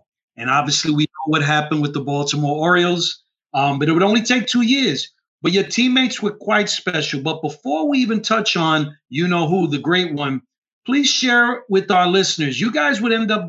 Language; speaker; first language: English; native; English